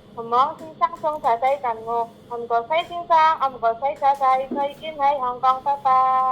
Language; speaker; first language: Cantonese; non-native, learner; Indonesian